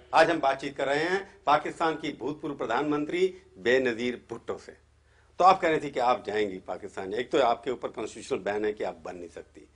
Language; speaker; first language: Hindi; native; Hindi